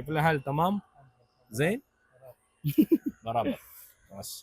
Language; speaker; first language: Arabic; non-native, learner; Malayalam